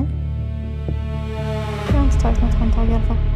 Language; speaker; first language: Swedish; native; Swedish